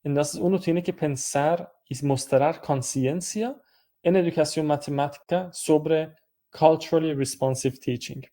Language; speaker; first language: Spanish; non-native, fluent; Persian